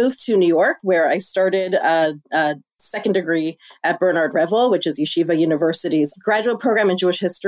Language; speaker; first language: English; native; English